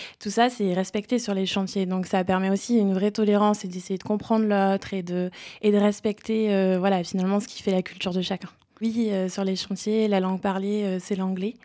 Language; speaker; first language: French; native; French